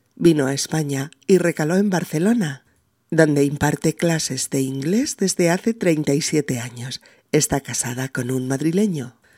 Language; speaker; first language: Spanish; native; Spanish